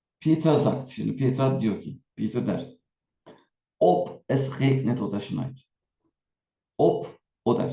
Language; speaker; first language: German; non-native, fluent; Turkish